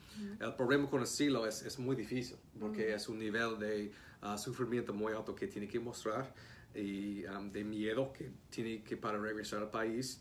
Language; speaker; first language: Spanish; non-native, fluent; English